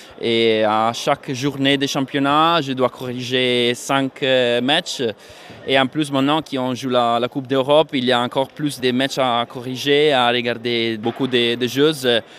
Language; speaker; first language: French; non-native, fluent; Italian